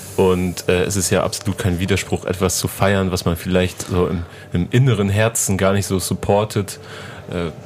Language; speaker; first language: German; native; German